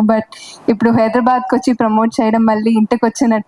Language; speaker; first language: Telugu; non-native, fluent; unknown